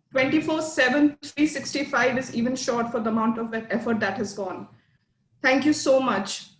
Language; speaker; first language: English; non-native, local second language; Hindi